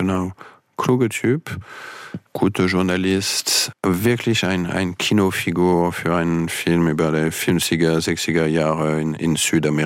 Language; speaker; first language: German; non-native, fluent; French